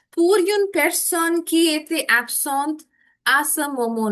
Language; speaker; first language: French; non-native, fluent; Hindi